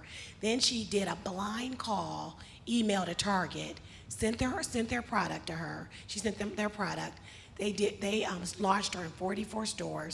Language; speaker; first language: English; native; English